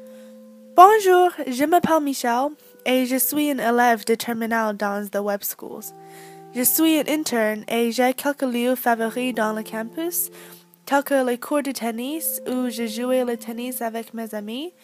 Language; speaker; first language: French; non-native, learner; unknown